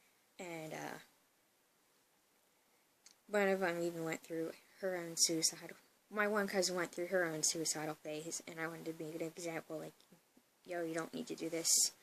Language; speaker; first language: English; native; English